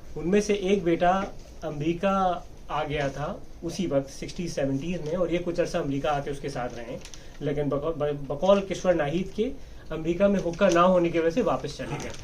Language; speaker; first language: Urdu; native; Urdu